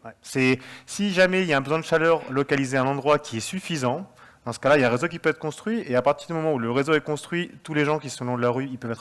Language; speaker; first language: French; native; French